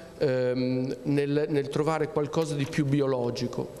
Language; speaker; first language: Italian; native; Italian